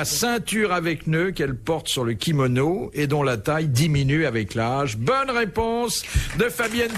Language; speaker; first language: French; native; French